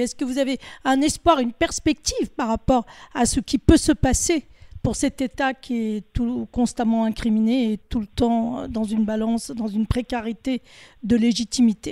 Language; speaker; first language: French; native; French